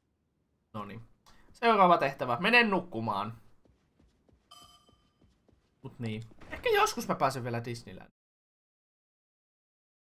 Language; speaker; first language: Finnish; native; Finnish